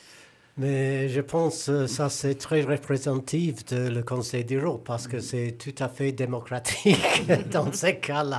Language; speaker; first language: French; non-native, learner; English